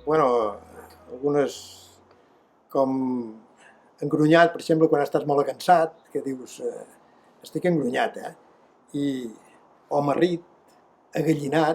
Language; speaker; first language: Catalan; native; Catalan